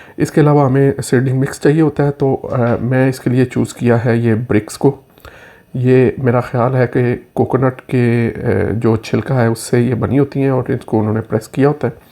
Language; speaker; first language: Urdu; non-native, local second language; Punjabi